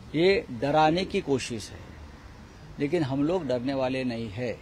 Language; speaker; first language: Hindi; non-native, local second language; Marathi